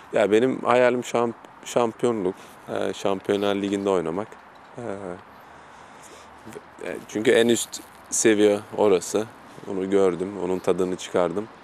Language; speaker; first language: Turkish; early bilingual, heritage; German